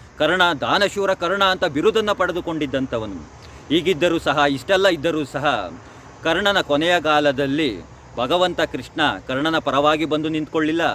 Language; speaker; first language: Kannada; native; Kannada